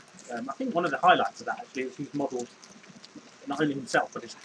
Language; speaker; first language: English; native; English